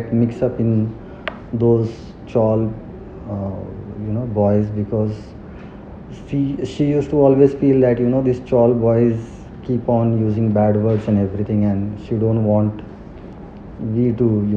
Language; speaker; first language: English; non-native, local second language; Marathi